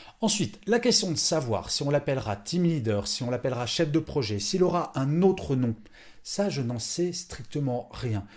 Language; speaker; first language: French; native; French